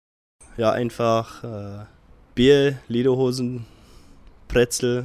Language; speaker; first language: German; non-native, learner; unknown